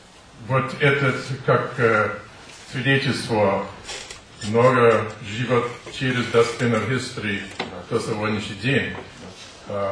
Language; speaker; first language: Russian; non-native, learner; English